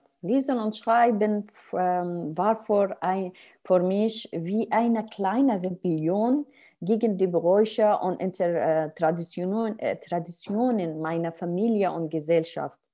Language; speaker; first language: German; non-native, learner; Arabic